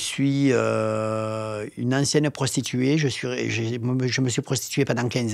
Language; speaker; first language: French; native; French